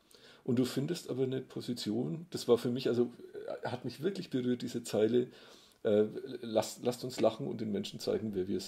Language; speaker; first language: German; native; German